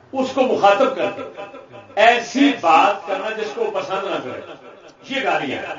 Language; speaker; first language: Urdu; non-native, local second language; Punjabi